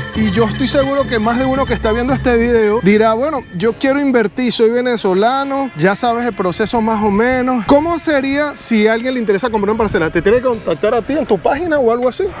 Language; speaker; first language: Spanish; native; Spanish